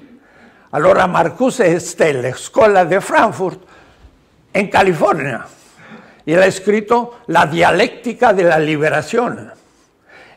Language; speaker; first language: Italian; non-native, learner; Spanish